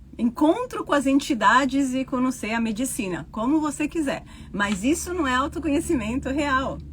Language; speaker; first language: Portuguese; non-native, fluent; Italian